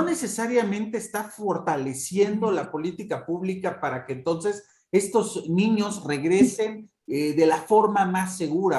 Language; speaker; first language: Spanish; native; Spanish